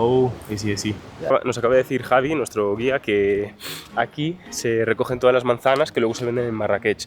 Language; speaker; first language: Spanish; native; Spanish